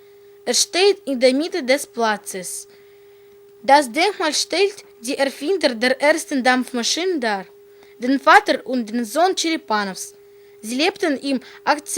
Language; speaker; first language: German; non-native, learner; Russian